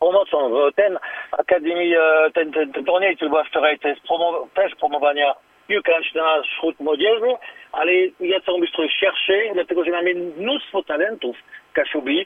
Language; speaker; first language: Polish; non-native, learner; French